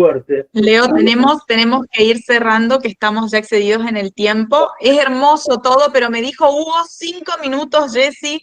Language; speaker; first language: Spanish; native; Spanish